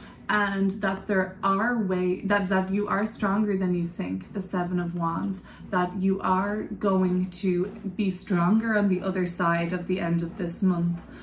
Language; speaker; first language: English; native; English